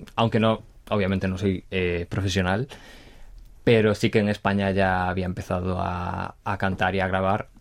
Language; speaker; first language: Spanish; native; Spanish